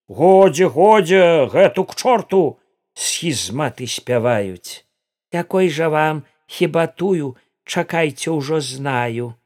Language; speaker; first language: Belarusian; native; Belarusian